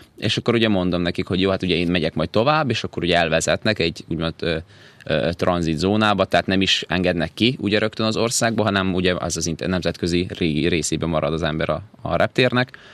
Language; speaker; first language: Hungarian; native; Hungarian